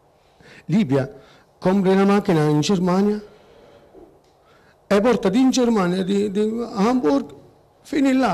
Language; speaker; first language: Italian; non-native, learner; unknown